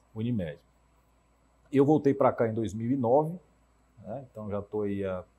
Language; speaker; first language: Portuguese; native; Portuguese